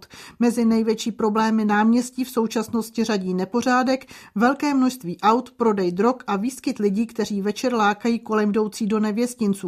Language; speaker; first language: Czech; native; Czech